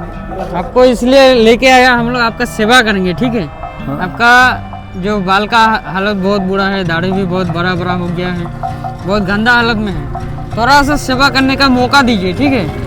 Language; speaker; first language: Hindi; non-native, local second language; Bangla